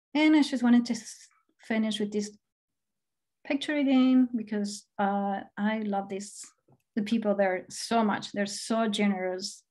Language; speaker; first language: English; non-native, fluent; Spanish